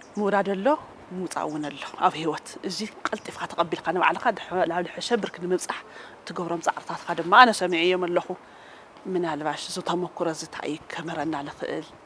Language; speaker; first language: Tigrinya; native; Tigrinya